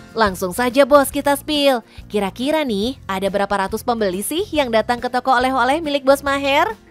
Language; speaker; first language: Indonesian; native; Indonesian